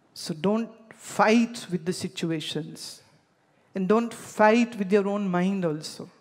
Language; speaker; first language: English; non-native, local second language; Hindi